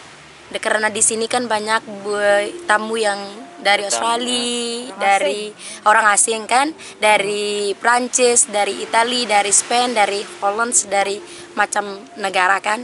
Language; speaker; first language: Indonesian; non-native, local second language; Sasak